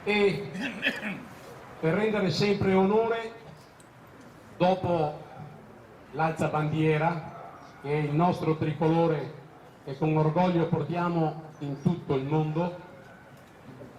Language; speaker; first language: Italian; native; Italian